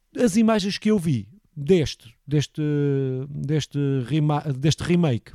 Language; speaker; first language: Portuguese; native; Portuguese